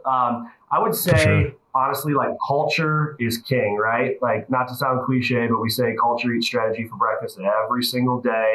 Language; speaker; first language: English; native; English